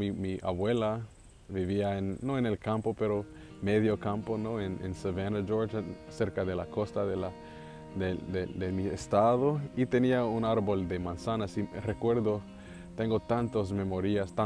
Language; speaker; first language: Spanish; non-native, learner; English